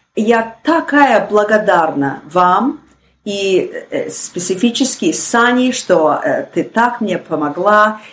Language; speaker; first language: Russian; early bilingual, heritage; Russian